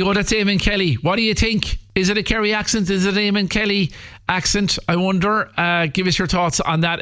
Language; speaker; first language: English; native; English